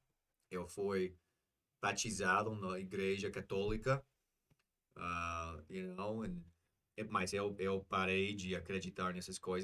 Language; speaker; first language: Portuguese; non-native, fluent; English